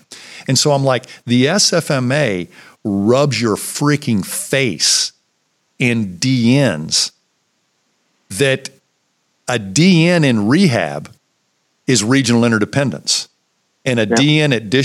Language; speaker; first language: English; native; English